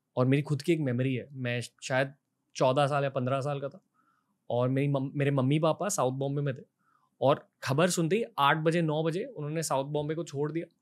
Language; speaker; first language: Hindi; native; Hindi